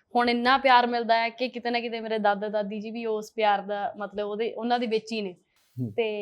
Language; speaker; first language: Punjabi; early bilingual, heritage; Punjabi